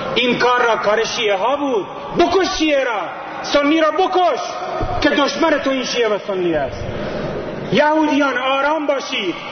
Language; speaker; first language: Persian; native; Persian